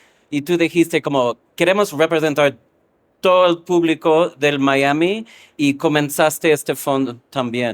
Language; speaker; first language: Spanish; non-native, fluent; English